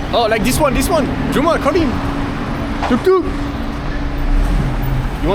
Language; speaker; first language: English; non-native, learner; French